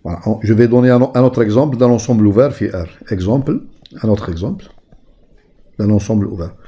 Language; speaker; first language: French; non-native, local second language; Arabic